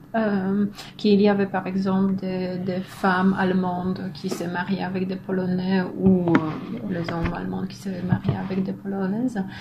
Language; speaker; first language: French; non-native, fluent; Polish